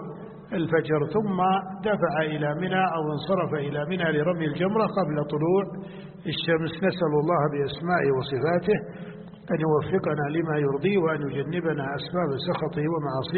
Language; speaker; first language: Arabic; native; Arabic